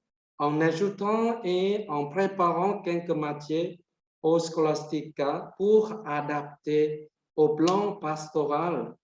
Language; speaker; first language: French; non-native, fluent; Vietnamese